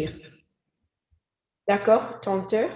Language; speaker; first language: French; non-native, learner; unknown